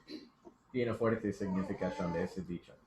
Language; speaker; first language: Spanish; non-native, learner; English